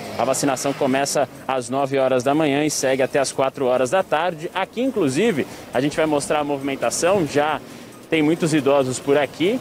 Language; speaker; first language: Portuguese; native; Portuguese